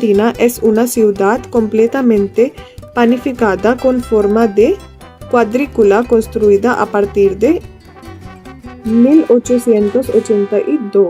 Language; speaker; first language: Spanish; non-native, learner; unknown